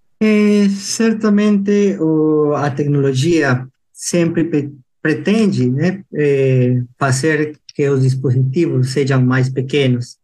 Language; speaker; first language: Portuguese; non-native, fluent; Spanish